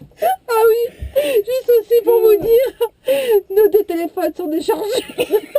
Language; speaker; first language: French; native; French